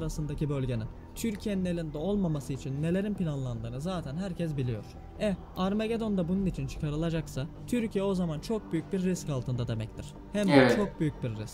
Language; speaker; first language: Turkish; native; Turkish